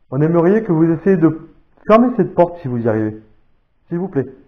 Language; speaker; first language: French; native; French